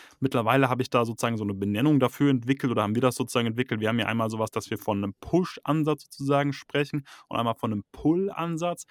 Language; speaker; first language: German; native; German